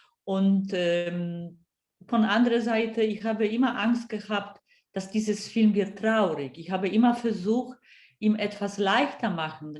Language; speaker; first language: German; non-native, fluent; Polish